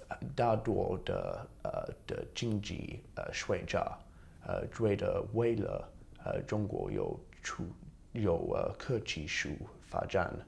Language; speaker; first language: Chinese; non-native, learner; English